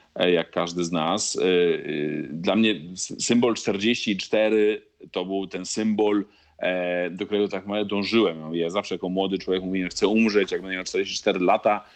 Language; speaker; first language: Polish; native; Polish